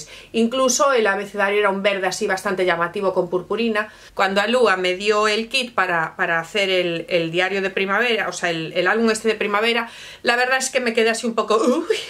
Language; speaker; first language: Spanish; native; Spanish